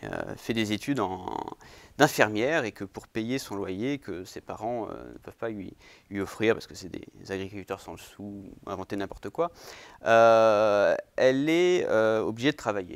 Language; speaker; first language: French; native; French